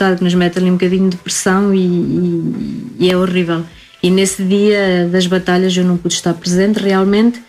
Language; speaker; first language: Portuguese; native; Portuguese